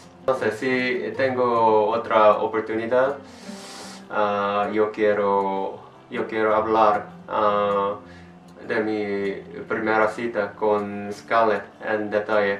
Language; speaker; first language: Spanish; non-native, learner; Korean